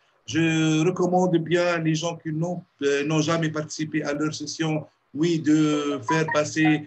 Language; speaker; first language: French; non-native, local second language; Arabic